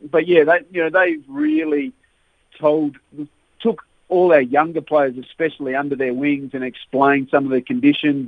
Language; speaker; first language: English; native; English